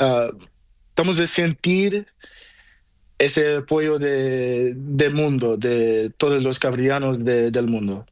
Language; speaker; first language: Spanish; non-native, learner; Portuguese